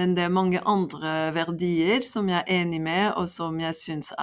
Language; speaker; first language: Norwegian; non-native, fluent; French